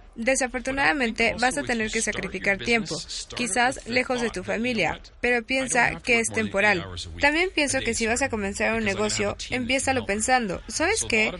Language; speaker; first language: Spanish; non-native, fluent; English